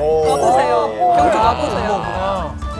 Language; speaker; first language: Korean; non-native, fluent; Estonian